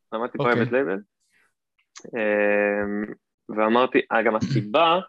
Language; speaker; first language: Hebrew; native; Hebrew